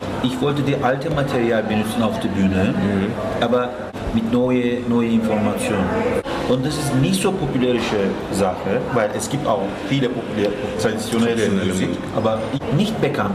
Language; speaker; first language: German; non-native, learner; Turkish